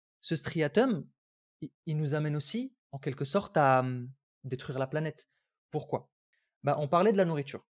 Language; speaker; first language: French; early bilingual, other home language; Arabic